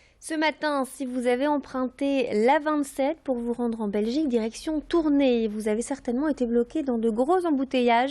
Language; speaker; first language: French; native; French